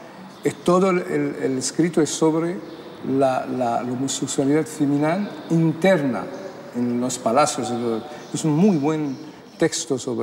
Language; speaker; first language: Spanish; non-native, fluent; Arabic